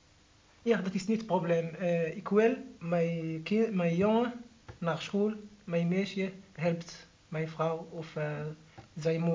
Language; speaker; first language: Dutch; non-native, learner; Arabic